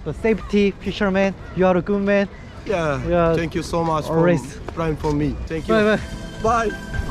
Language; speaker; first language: English; non-native, learner; Arabic